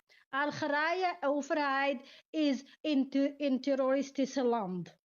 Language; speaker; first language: Dutch; non-native, learner; Arabic